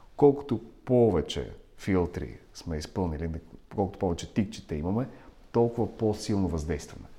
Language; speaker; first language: Bulgarian; non-native, fluent; Russian